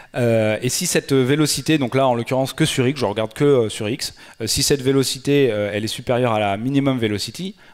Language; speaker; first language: French; native; French